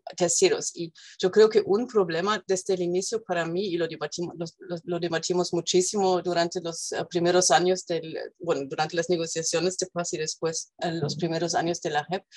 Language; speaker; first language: Spanish; non-native, fluent; German